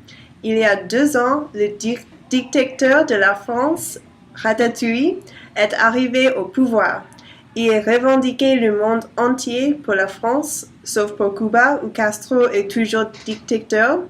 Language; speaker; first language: French; non-native, learner; English